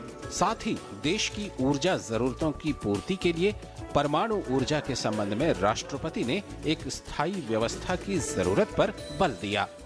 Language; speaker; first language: Hindi; native; Hindi